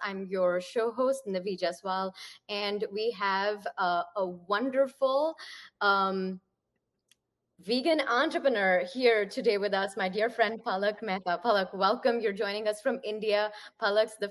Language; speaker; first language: English; non-native, local second language; Punjabi